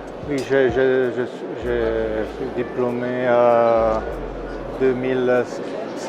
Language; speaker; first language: French; non-native, local second language; Italian